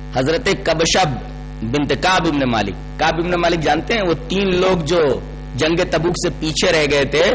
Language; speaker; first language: Urdu; native; Urdu